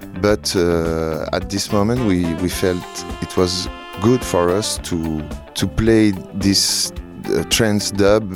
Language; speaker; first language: English; non-native, learner; French